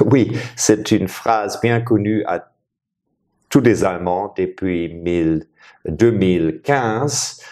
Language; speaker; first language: French; non-native, fluent; German